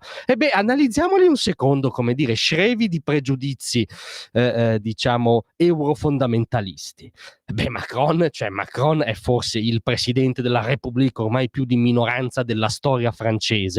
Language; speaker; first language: Italian; native; Italian